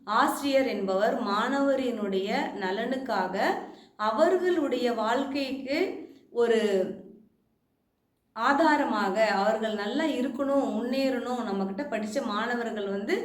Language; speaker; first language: Tamil; native; Tamil